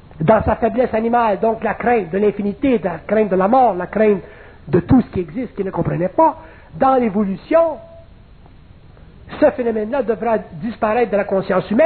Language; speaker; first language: French; native; French